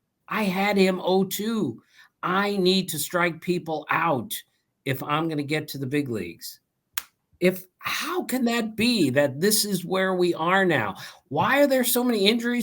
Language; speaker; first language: English; native; English